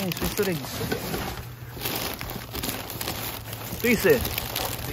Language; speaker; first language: Korean; non-native, learner; Filipino